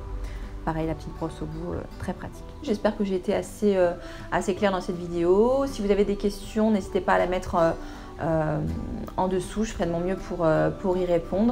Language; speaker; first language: French; native; French